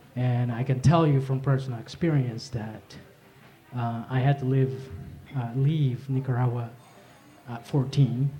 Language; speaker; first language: English; early bilingual, other home language; Spanish